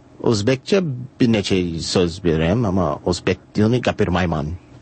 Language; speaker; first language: Azerbaijani; non-native, fluent; English